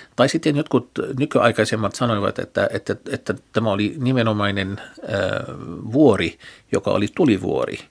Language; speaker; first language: Finnish; non-native, fluent; Arabic